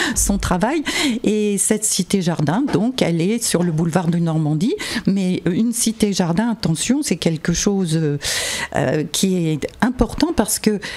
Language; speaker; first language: French; native; French